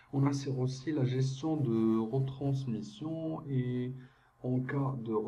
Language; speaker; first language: French; non-native, local second language; Arabic